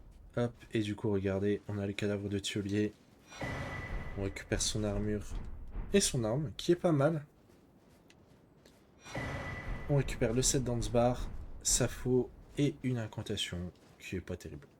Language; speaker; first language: French; native; French